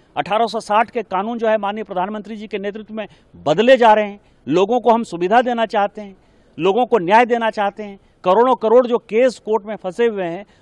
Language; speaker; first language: Hindi; native; Hindi